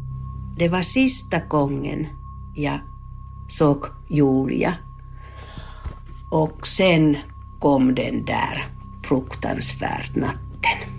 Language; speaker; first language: Swedish; non-native, learner; Finnish